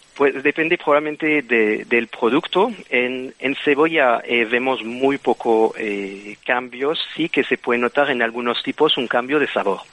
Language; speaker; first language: Spanish; non-native, fluent; French